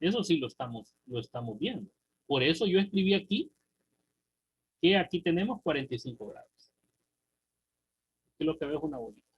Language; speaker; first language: Spanish; native; Spanish